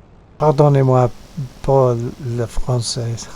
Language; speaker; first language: French; non-native, learner; English